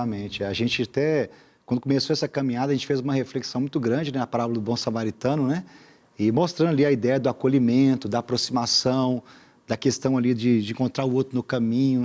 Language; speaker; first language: Portuguese; native; Portuguese